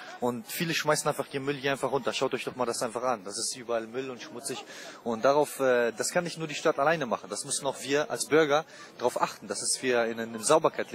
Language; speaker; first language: German; early bilingual, other home language; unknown